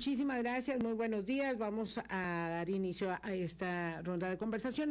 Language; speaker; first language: Spanish; native; Spanish